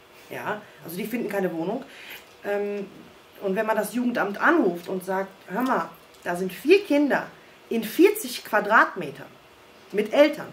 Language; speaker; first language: German; early bilingual, other home language; Croatian